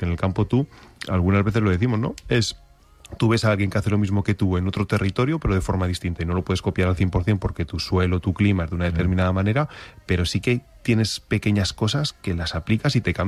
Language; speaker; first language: Spanish; native; Spanish